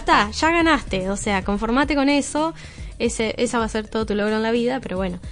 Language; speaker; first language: Spanish; native; Spanish